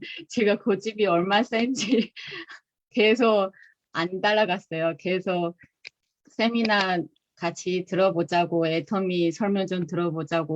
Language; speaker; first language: Korean; non-native, fluent; Chinese